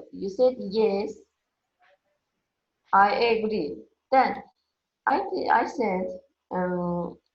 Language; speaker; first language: English; non-native, fluent; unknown